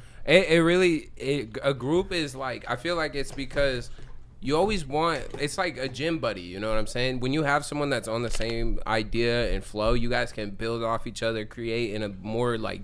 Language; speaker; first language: English; native; English